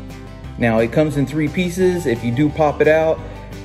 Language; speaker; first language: English; native; English